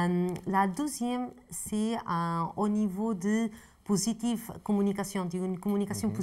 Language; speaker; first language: French; non-native, fluent; Portuguese